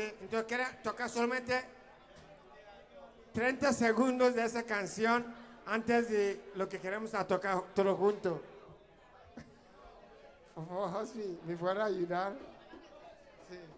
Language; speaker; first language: Spanish; non-native, fluent; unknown